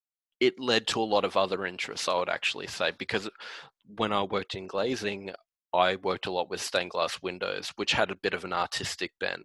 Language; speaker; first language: English; native; English